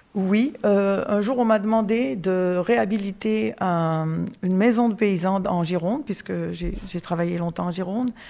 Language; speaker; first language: French; native; French